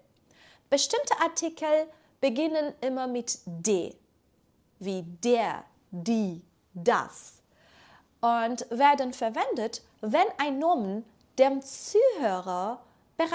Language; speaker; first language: German; native; German